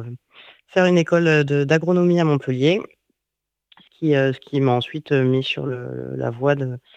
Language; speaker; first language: French; native; French